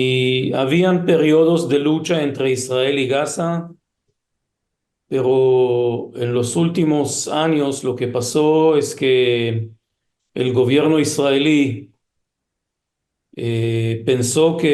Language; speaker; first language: Spanish; early bilingual, heritage; Hebrew